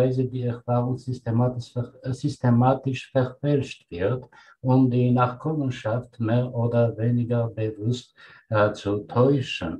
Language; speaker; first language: German; non-native, fluent; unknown